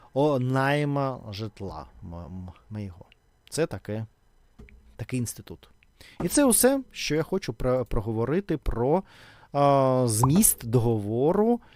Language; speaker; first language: Ukrainian; non-native, local second language; Russian